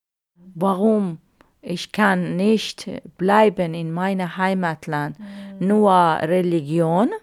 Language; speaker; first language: German; non-native, learner; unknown